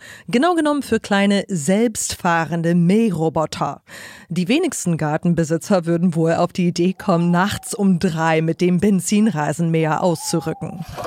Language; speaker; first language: German; native; German